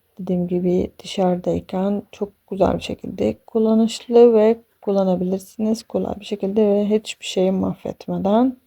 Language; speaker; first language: Turkish; non-native, fluent; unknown